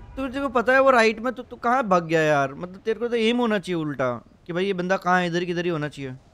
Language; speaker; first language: Hindi; non-native, local second language; Gujarati